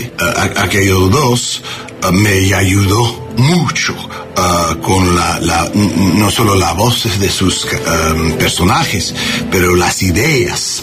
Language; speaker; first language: Spanish; non-native, learner; English